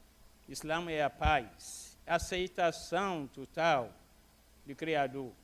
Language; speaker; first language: Portuguese; non-native, fluent; Arabic